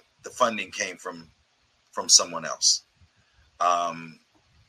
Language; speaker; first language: English; native; English